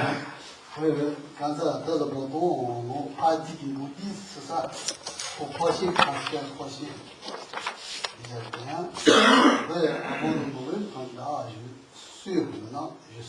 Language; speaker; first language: French; non-native, learner; Tibetan